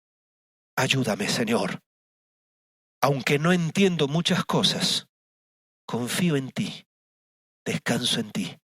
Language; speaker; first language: Spanish; native; Spanish